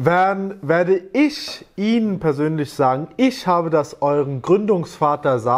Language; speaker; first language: German; native; German